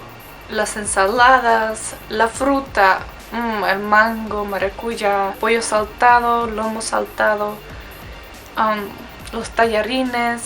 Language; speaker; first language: Spanish; non-native, fluent; Czech